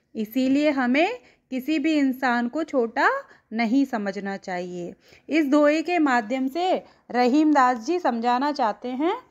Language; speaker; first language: Hindi; native; Hindi